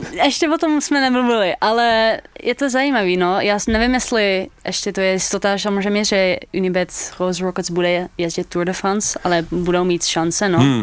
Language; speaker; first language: Czech; early bilingual, heritage; Dutch